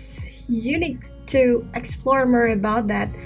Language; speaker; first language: English; non-native, fluent; Indonesian